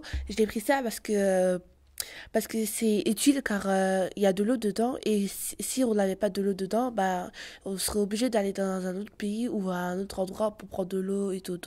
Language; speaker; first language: French; early bilingual, other home language; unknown